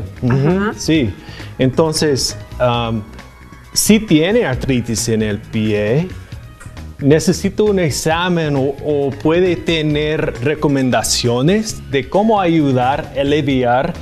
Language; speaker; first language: Spanish; non-native, fluent; English